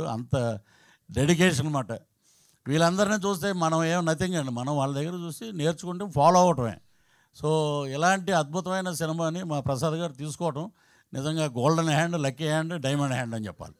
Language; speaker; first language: Telugu; native; Telugu